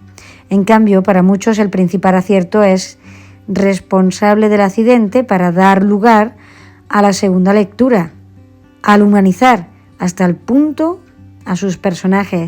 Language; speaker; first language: Spanish; native; Spanish